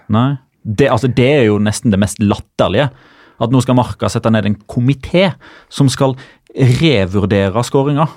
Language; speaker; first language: Norwegian; native; Norwegian